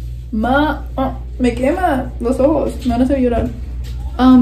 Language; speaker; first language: Spanish; early bilingual, heritage; Spanish